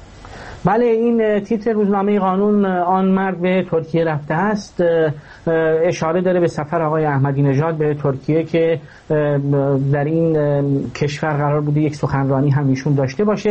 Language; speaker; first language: Persian; native; Persian